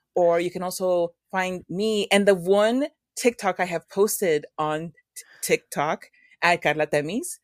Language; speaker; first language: English; native; English